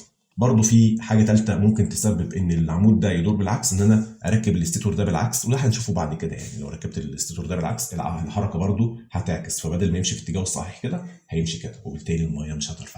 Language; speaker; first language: Arabic; native; Arabic